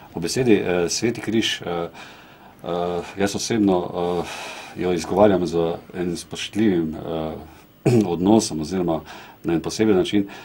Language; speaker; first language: Slovenian; native; Slovenian